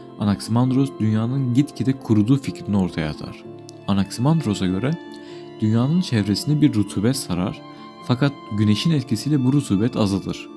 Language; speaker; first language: Turkish; native; Turkish